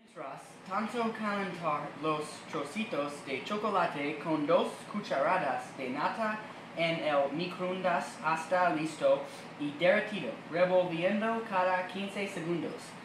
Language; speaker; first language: Spanish; non-native, learner; English